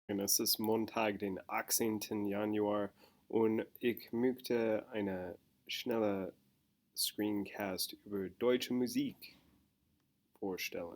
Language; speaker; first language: German; non-native, learner; English